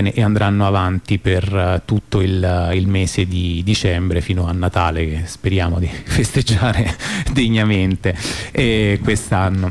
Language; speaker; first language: Italian; native; Italian